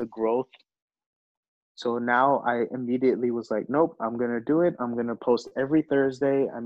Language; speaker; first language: English; early bilingual, other home language; Hindi